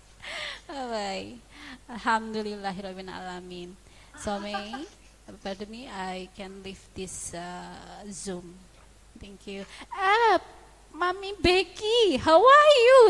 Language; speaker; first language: English; non-native, learner; Indonesian